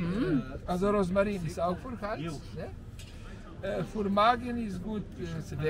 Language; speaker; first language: German; non-native, learner; Slovenian